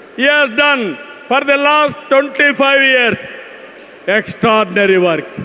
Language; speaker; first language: English; non-native, local second language; Telugu